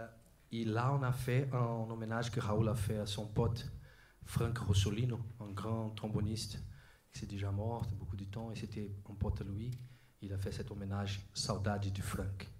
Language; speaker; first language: French; non-native, learner; Portuguese